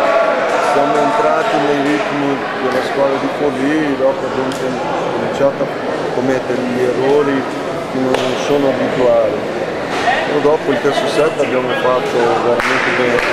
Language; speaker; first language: Italian; non-native, fluent; Portuguese